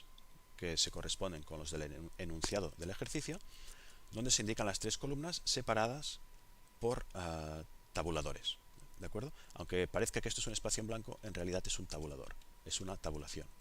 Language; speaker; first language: Spanish; native; Spanish